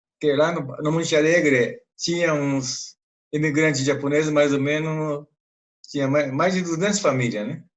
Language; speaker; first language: Portuguese; non-native, fluent; Japanese